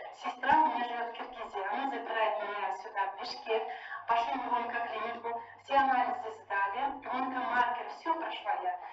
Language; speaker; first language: Russian; native; Russian